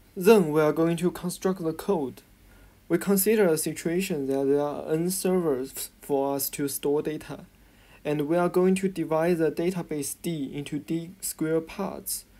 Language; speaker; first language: English; non-native, fluent; Chinese